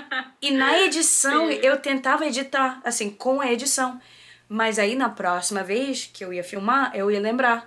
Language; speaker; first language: Portuguese; early bilingual, heritage; Portuguese